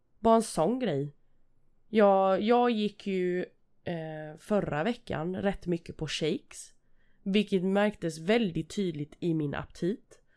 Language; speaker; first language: Swedish; native; Swedish